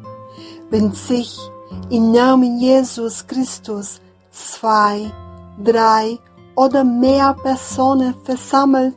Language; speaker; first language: German; non-native, fluent; Portuguese